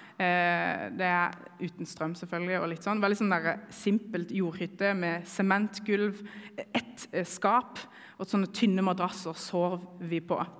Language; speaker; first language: Norwegian; early bilingual, other home language; Kurdish